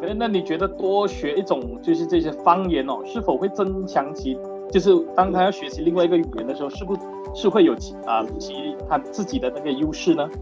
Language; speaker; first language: Chinese; native; Chinese